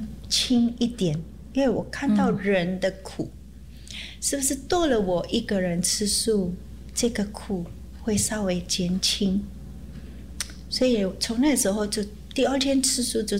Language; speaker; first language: Chinese; non-native, fluent; Indonesian